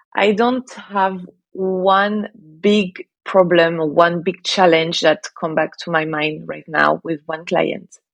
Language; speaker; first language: English; non-native, fluent; French